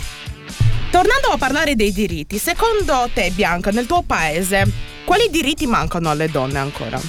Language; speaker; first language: Italian; native; Italian